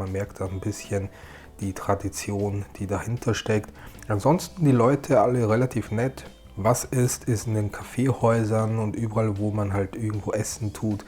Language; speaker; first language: German; native; German